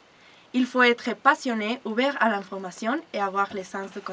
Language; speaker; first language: French; non-native, learner; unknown